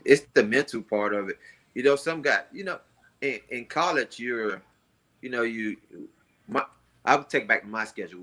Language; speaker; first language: English; native; English